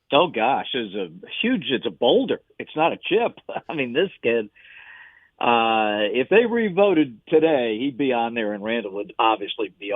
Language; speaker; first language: English; native; English